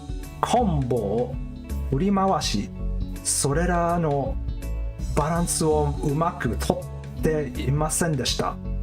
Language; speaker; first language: Japanese; non-native, learner; English